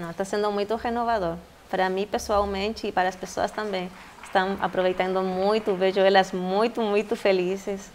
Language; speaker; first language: Portuguese; non-native, fluent; Spanish